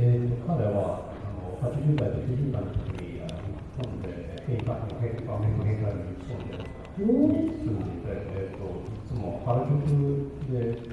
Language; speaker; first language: Japanese; non-native, fluent; English